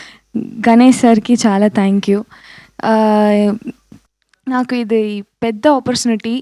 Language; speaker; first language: Telugu; early bilingual, heritage; Tamil